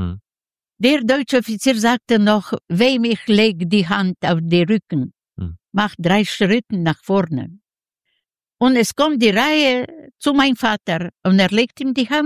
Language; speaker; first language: German; non-native, learner; Yiddish